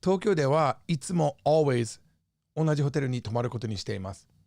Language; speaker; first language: Japanese; non-native, fluent; English